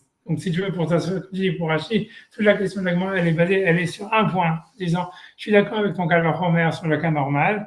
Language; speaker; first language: French; native; French